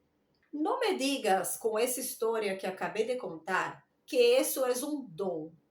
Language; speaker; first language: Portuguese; non-native, learner; Spanish